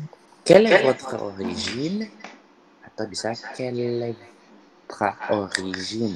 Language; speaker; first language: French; non-native, learner; Indonesian